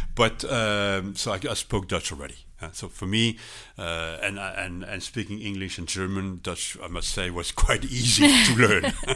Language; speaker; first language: English; non-native, fluent; French